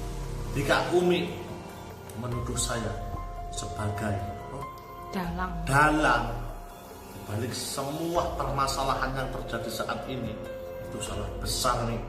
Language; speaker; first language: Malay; non-native, local second language; Javanese